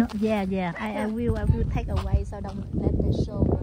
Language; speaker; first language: English; non-native, local second language; Vietnamese